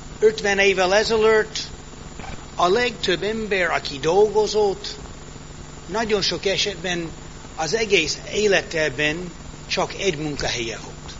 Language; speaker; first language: Hungarian; early bilingual, heritage; English